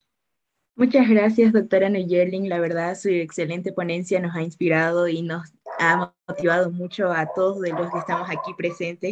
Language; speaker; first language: Spanish; native; Spanish